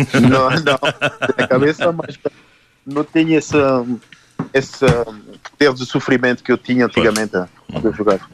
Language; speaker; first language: Portuguese; non-native, fluent; Haitian Creole